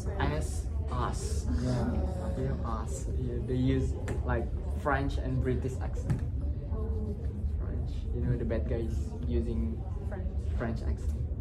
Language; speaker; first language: English; non-native, local second language; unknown